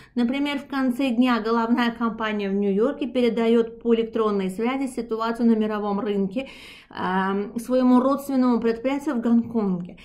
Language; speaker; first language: Russian; non-native, local second language; Uzbek